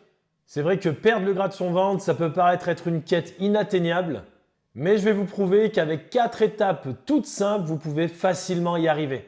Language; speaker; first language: French; native; French